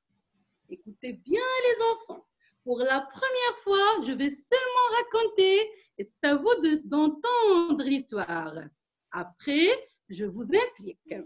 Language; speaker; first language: French; non-native, local second language; Arabic